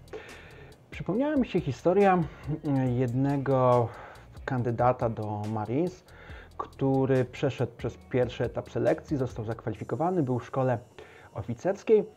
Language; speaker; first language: Polish; native; Polish